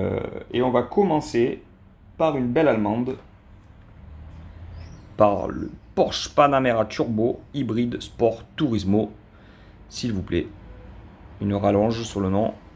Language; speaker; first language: French; native; French